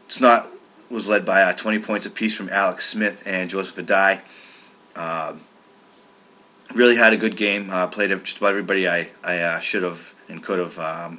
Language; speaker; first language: English; native; English